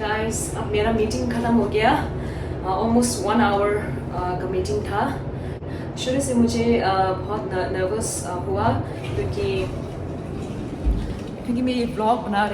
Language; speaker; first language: Hindi; non-native, local second language; Tibetan